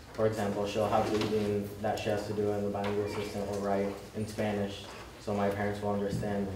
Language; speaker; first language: English; early bilingual, other home language; Spanish